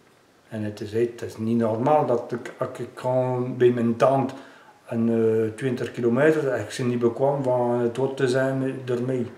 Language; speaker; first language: Dutch; non-native, local second language; French